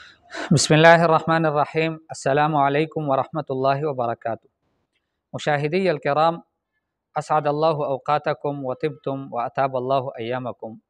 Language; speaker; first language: Arabic; non-native, fluent; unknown